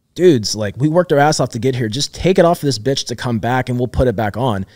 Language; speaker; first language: English; native; English